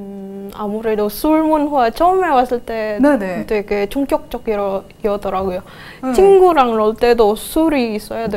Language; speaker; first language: Korean; non-native, fluent; Indonesian